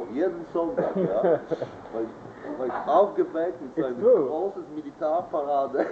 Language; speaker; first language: German; non-native, learner; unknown